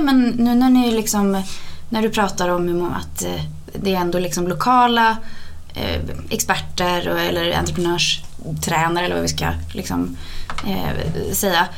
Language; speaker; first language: Swedish; native; Swedish